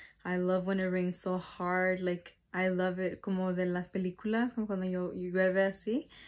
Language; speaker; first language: Spanish; early bilingual, heritage; Spanish